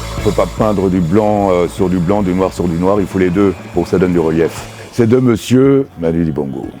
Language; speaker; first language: French; native; French